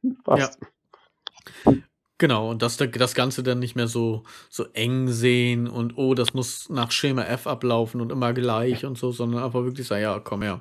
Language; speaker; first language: German; native; German